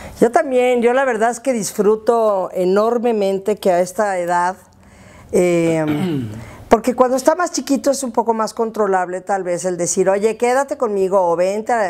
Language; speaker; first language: Spanish; native; Spanish